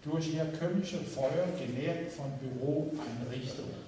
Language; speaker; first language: German; non-native, learner; Danish